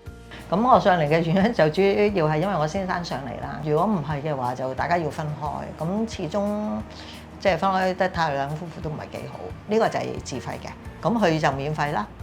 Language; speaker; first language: Cantonese; native; Cantonese